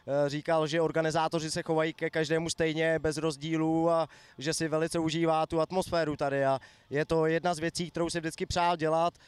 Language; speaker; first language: Czech; native; Czech